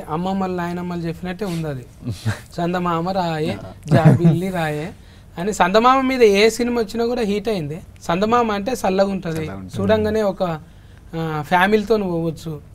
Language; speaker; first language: Telugu; native; Telugu